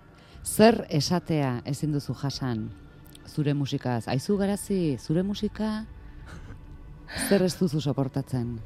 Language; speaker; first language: Basque; native; Basque